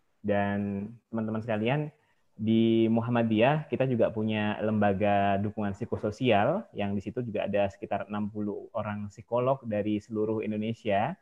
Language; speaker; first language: Indonesian; native; Indonesian